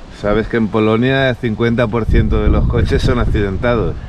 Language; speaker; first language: Spanish; native; Spanish